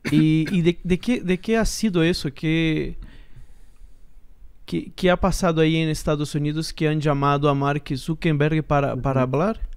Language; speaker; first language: Spanish; non-native, fluent; Portuguese